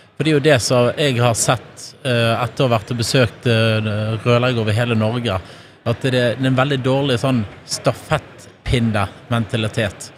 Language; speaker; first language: Norwegian; native; Norwegian